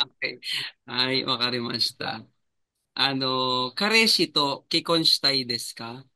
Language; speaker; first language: Japanese; non-native, fluent; Filipino